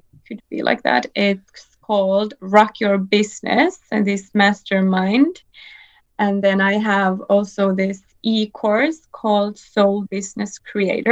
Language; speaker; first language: English; non-native, fluent; Finnish